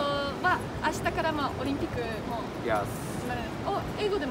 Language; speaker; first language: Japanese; non-native, learner; Polish